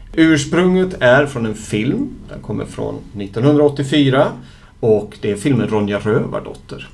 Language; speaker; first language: Swedish; native; Swedish